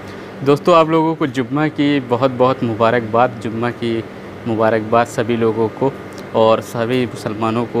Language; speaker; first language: Hindi; native; Hindi